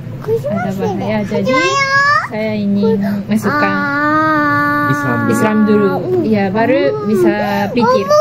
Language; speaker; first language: Indonesian; non-native, learner; Japanese